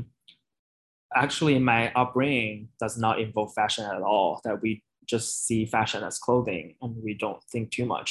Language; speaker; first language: English; non-native, fluent; Chinese